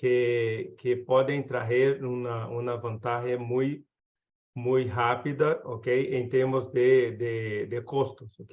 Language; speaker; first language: Spanish; non-native, learner; Portuguese